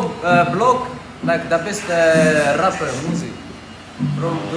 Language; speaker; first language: English; non-native, learner; Arabic